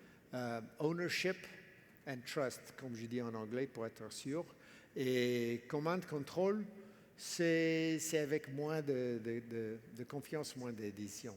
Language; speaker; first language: French; non-native, fluent; English